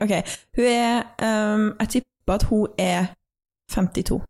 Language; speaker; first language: Norwegian; native; Norwegian